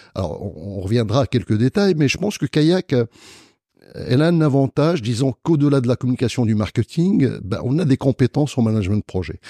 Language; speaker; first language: French; non-native, local second language; Arabic